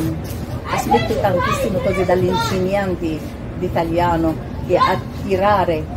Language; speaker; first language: Italian; non-native, fluent; Arabic